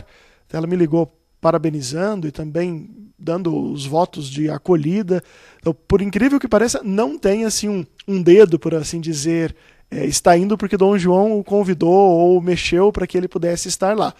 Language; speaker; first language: Portuguese; native; Portuguese